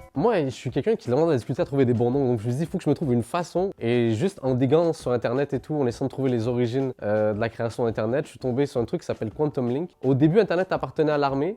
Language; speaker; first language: French; early bilingual, other home language; Arabic